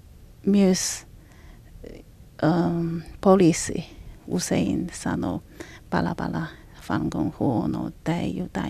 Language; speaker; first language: Finnish; non-native, learner; Chinese